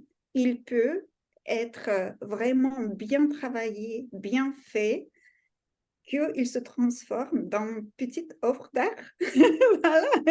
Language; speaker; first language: French; non-native, fluent; Russian